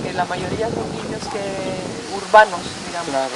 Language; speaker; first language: Spanish; non-native, fluent; French